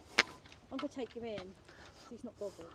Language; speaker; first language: English; native; English